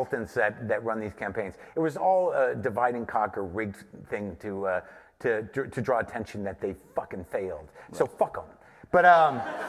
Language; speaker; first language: English; native; English